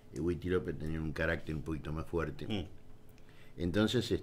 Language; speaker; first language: Spanish; native; Spanish